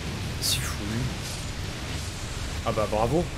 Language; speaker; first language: French; native; French